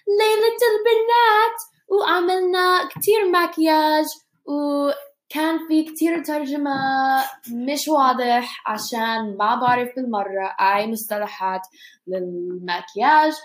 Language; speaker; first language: Arabic; non-native, learner; English